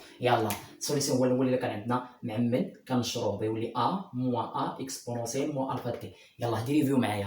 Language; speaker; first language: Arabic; native; Arabic